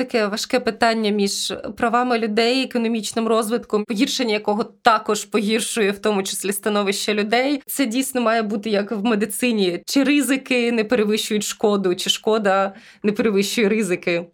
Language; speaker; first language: Ukrainian; native; Ukrainian